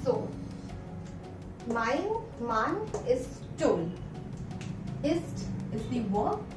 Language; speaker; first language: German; non-native, fluent; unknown